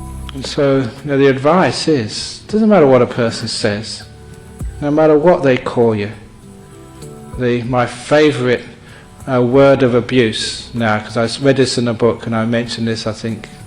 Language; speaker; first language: English; native; English